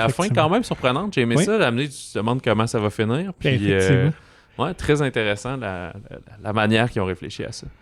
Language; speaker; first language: French; native; French